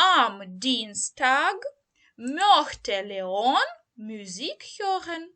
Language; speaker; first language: German; non-native, learner; Ukrainian